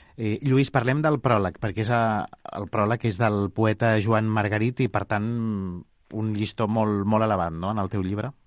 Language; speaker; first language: Catalan; native; Catalan